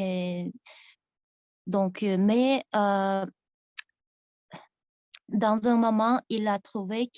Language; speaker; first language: French; non-native, fluent; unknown